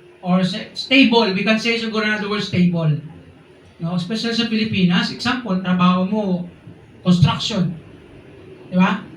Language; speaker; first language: Filipino; non-native, local second language; Hiligaynon